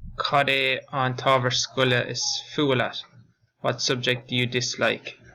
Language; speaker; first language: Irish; non-native, local second language; English